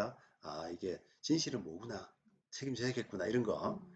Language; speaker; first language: Korean; native; Korean